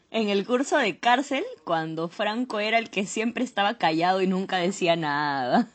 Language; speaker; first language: Spanish; native; Spanish